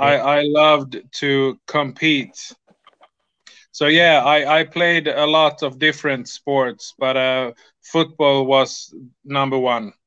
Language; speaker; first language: English; non-native, fluent; Swedish